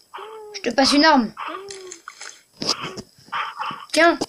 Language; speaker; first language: French; native; French